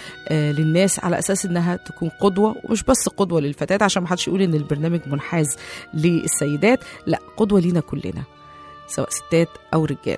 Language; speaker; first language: Arabic; native; Arabic